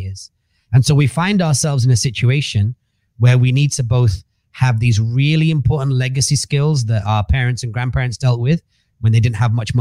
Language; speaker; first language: English; native; English